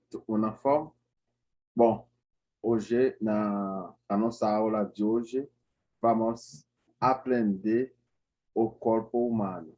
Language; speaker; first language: Portuguese; non-native, fluent; Haitian Creole